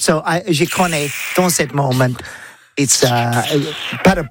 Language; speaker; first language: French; non-native, learner; English